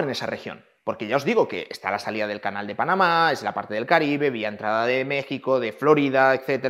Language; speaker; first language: Spanish; native; Spanish